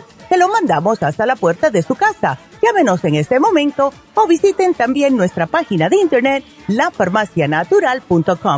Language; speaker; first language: Spanish; native; Spanish